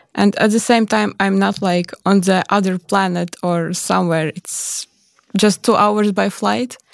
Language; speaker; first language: English; non-native, learner; Latvian